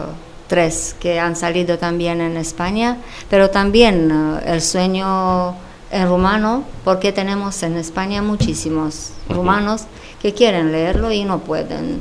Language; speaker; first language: Spanish; non-native, fluent; Romanian